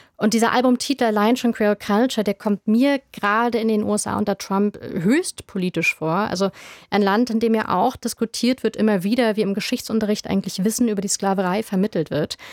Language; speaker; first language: German; native; German